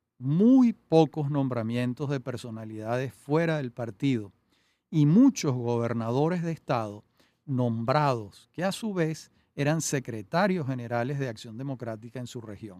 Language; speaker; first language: Spanish; native; Spanish